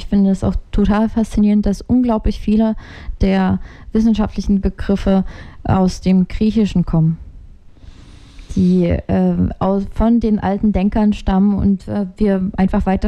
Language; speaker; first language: German; native; German